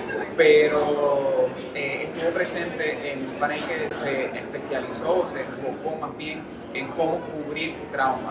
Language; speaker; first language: Spanish; native; Spanish